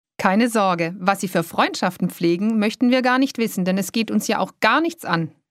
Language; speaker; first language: German; native; German